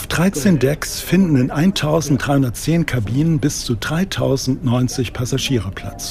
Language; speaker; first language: German; native; German